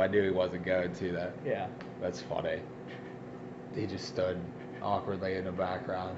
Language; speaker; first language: English; native; English